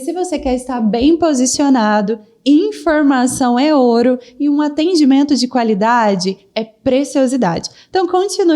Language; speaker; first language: Portuguese; native; Portuguese